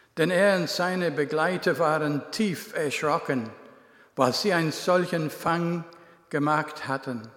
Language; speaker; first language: German; non-native, fluent; English